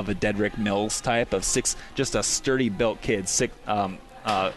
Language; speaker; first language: English; native; English